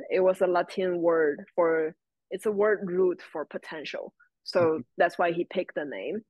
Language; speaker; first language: English; non-native, fluent; Chinese